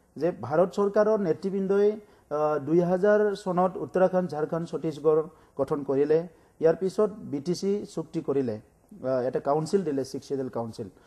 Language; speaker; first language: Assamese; non-native, local second language; Bodo